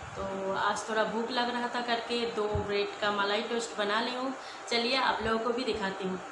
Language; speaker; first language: Hindi; non-native, local second language; Bangla